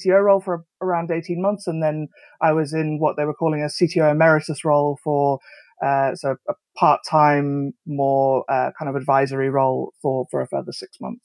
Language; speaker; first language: English; native; English